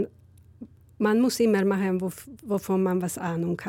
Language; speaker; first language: German; non-native, fluent; Hungarian